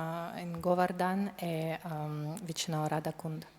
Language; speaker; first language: Italian; non-native, fluent; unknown